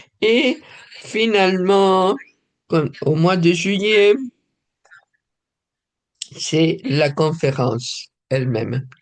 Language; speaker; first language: French; non-native, fluent; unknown